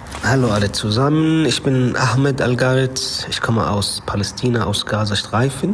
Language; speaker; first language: German; non-native, learner; Arabic